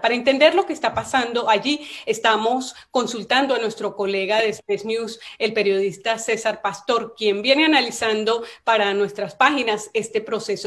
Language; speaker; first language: Spanish; native; Spanish